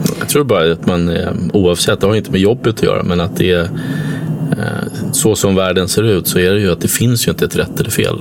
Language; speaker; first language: Swedish; native; Swedish